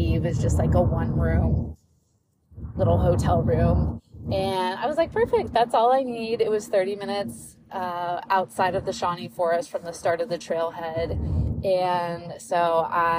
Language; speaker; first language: English; native; English